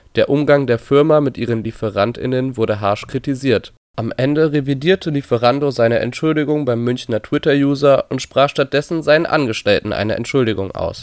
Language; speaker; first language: German; native; German